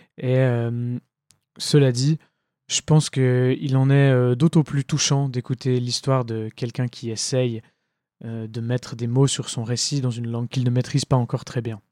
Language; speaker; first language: French; native; French